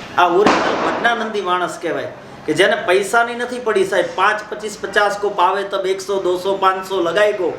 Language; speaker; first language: Gujarati; native; Gujarati